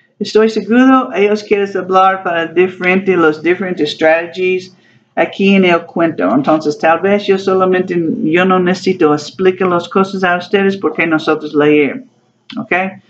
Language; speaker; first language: Spanish; non-native, learner; English